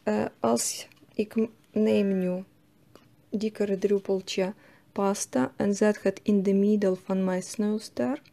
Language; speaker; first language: Dutch; non-native, learner; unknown